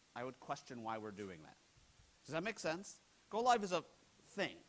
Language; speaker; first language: English; native; English